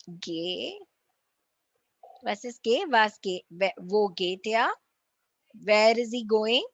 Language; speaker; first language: German; non-native, learner; Tamil